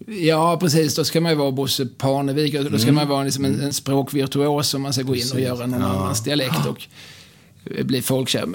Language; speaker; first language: Swedish; native; Swedish